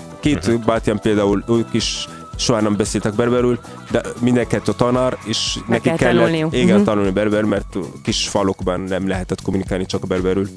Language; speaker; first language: Hungarian; non-native, learner; Arabic